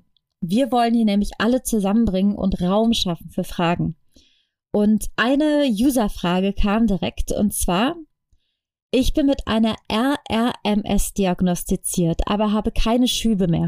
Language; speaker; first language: German; native; German